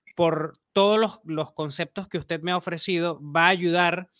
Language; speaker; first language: Spanish; native; Spanish